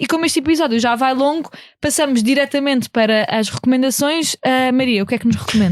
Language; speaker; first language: Portuguese; native; Portuguese